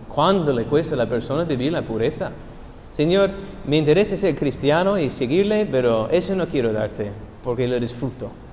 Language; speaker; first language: Spanish; non-native, fluent; English